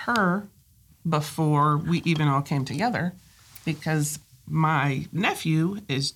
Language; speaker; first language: English; native; English